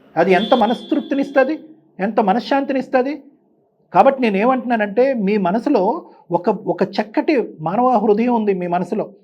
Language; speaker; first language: Telugu; native; Telugu